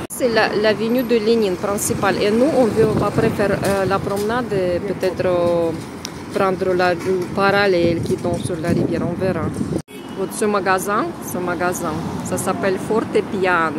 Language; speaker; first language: French; non-native, fluent; Russian